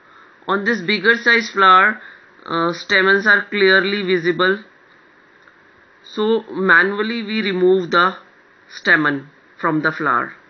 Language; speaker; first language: English; non-native, local second language; Hindi